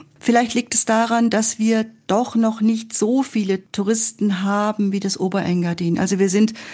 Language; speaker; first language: German; native; German